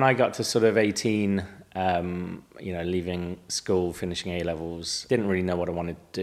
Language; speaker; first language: English; native; English